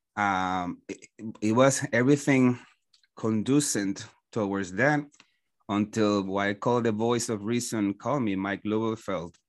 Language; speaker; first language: English; non-native, fluent; Spanish